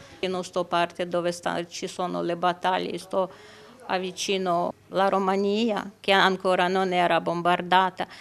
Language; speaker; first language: Italian; non-native, learner; Ukrainian